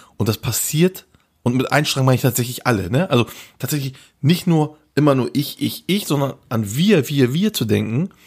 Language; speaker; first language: German; early bilingual, other home language; Turkish